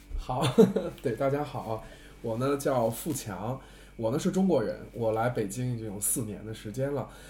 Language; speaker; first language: Chinese; native; Chinese